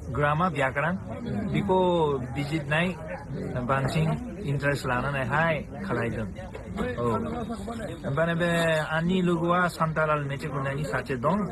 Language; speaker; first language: Bodo; non-native, fluent; Japanese